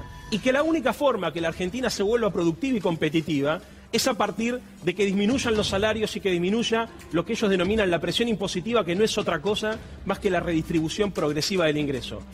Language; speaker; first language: Spanish; native; Spanish